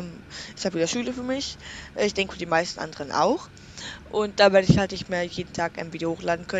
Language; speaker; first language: German; native; German